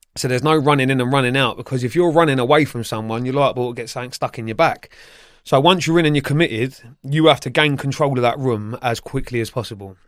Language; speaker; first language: English; native; English